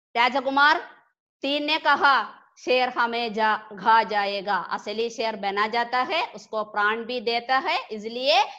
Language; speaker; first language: Hindi; non-native, local second language; Malayalam